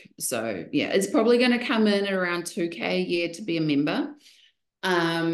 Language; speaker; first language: English; native; English